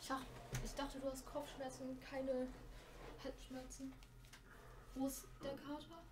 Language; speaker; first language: German; native; German